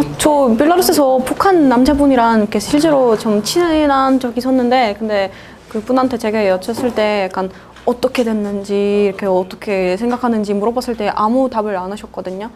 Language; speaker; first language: Korean; non-native, fluent; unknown